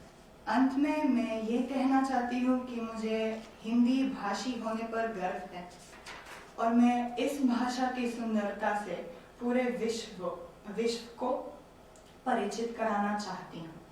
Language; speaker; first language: Hindi; non-native, learner; Romanian